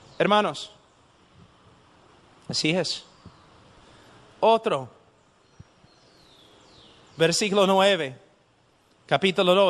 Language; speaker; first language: Spanish; non-native, fluent; English